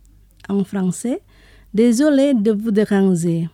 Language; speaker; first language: French; non-native, fluent; Indonesian